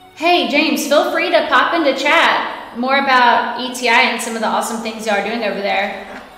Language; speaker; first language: English; native; English